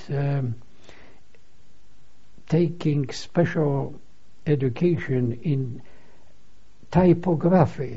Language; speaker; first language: English; non-native, fluent; Polish